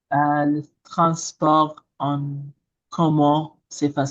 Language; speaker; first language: French; non-native, learner; Arabic